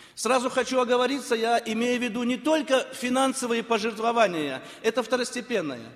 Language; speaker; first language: Russian; native; Russian